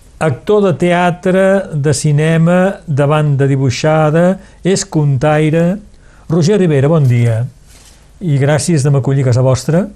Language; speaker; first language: Catalan; native; Catalan